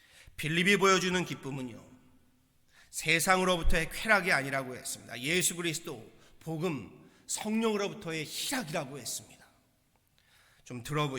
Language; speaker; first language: Korean; native; Korean